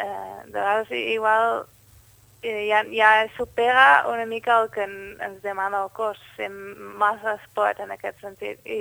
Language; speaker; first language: Catalan; non-native, fluent; Dutch